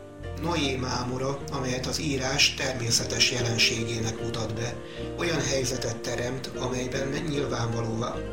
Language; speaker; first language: Hungarian; native; Hungarian